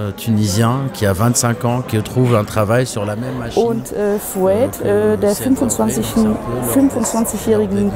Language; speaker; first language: German; non-native, fluent; Arabic